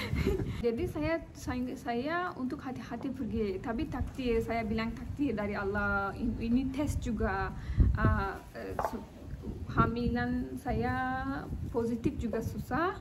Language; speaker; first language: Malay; non-native, learner; Turkish